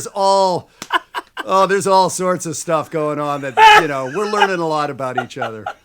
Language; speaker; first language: English; native; English